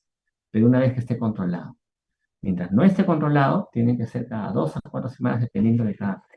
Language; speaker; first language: Spanish; native; Spanish